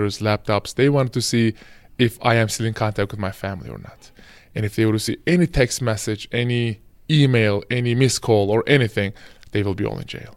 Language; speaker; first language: English; non-native, fluent; Turkish